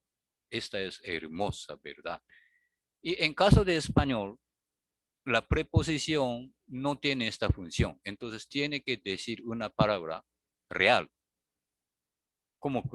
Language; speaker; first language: Spanish; non-native, learner; Japanese